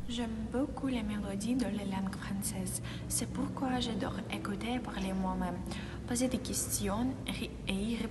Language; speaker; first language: French; non-native, learner; Russian